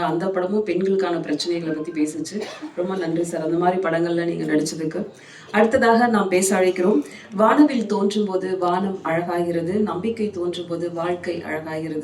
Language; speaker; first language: Tamil; native; Tamil